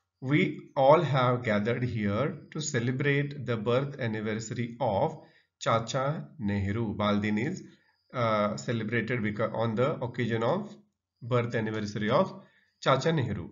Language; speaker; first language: English; non-native, local second language; Marathi